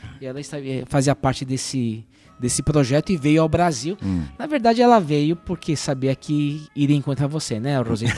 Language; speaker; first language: Portuguese; native; Portuguese